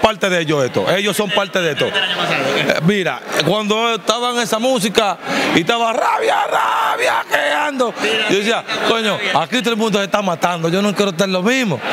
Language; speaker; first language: Spanish; native; Spanish